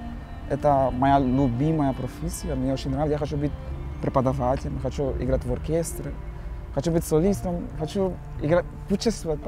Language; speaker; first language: Russian; non-native, learner; Portuguese